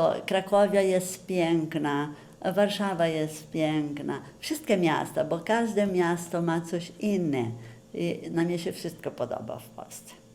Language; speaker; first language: Polish; early bilingual, heritage; Polish